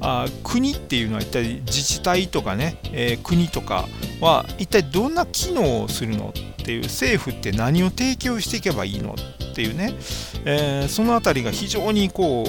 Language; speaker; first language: Japanese; native; Japanese